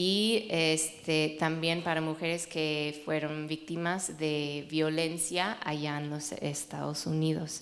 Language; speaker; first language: Spanish; non-native, fluent; English